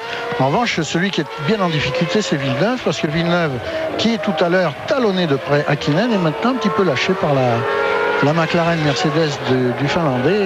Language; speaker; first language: French; native; French